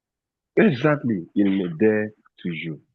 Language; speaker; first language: French; non-native, fluent; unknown